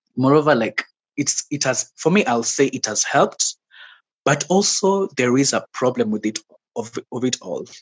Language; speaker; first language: English; non-native, local second language; Swahili